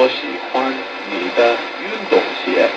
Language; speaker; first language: Chinese; non-native, learner; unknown